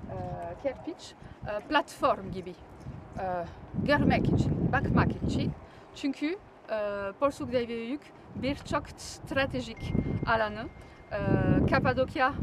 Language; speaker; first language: Turkish; non-native, learner; French